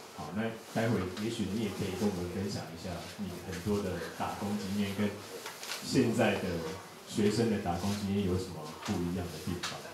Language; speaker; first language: Chinese; native; Chinese